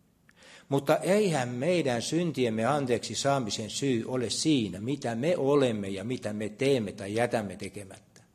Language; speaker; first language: Finnish; native; Finnish